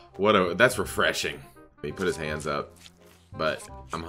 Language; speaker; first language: English; native; English